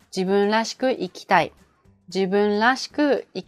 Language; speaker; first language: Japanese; native; Japanese